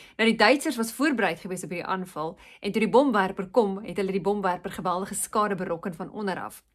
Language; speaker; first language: Afrikaans; native; Afrikaans